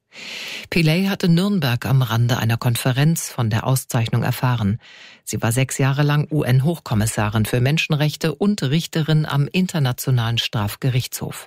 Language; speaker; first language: German; native; German